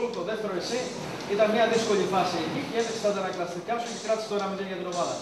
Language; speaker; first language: Greek; native; Greek